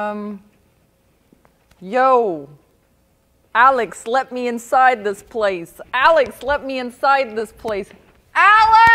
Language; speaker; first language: English; native; English